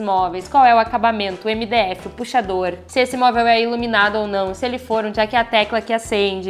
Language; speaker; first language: Portuguese; native; Portuguese